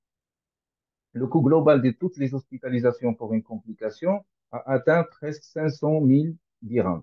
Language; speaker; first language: French; non-native, local second language; Arabic